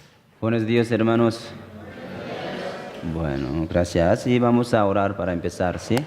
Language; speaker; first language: Spanish; non-native, fluent; Korean